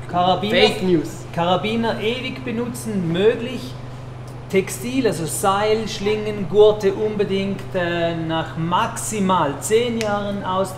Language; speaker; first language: German; native; German